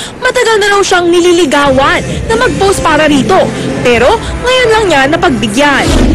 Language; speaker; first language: Filipino; native; Filipino